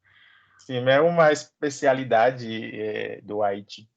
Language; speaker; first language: Portuguese; non-native, learner; Haitian Creole